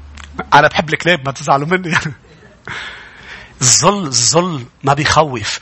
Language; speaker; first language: Arabic; native; Arabic